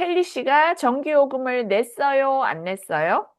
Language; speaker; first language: Korean; native; Korean